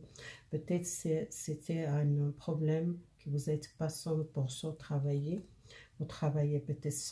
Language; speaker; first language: French; non-native, fluent; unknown